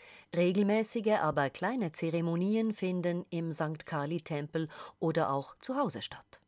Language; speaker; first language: German; native; German